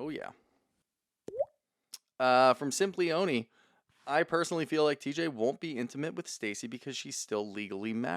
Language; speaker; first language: English; native; English